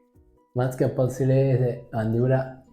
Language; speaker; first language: Spanish; non-native, learner; Japanese